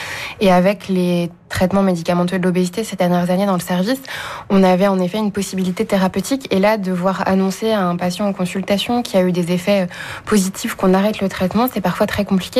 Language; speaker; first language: French; native; French